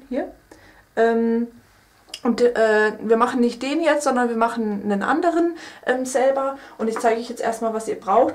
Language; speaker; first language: German; native; German